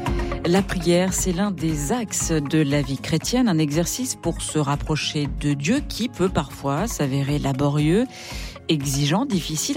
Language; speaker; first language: French; native; French